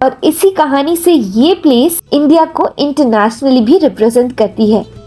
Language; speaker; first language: Hindi; native; Hindi